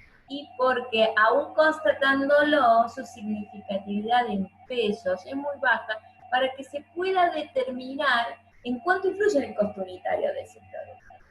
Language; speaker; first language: Spanish; native; Spanish